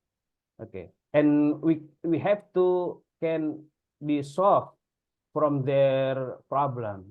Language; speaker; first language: English; non-native, learner; Indonesian